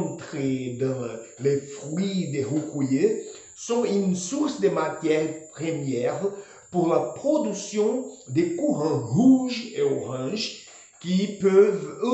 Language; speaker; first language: French; non-native, learner; Portuguese